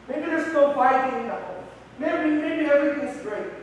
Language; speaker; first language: English; non-native, local second language; Filipino